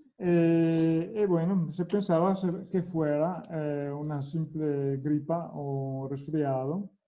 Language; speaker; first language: Spanish; non-native, fluent; Italian